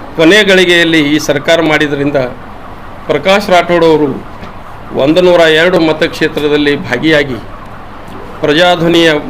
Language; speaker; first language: Kannada; non-native, local second language; Lambadi